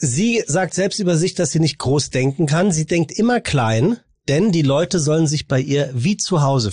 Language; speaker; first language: German; native; German